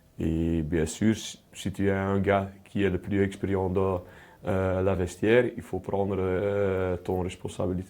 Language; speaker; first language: French; non-native, local second language; Dutch